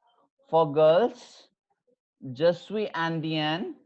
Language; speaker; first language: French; non-native, fluent; Hindi